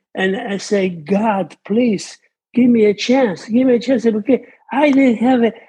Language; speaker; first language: English; non-native, fluent; Italian